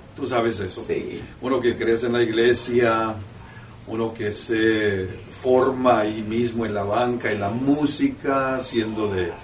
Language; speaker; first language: Spanish; early bilingual, heritage; Spanish